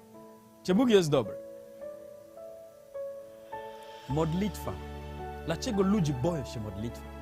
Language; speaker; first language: Polish; non-native, learner; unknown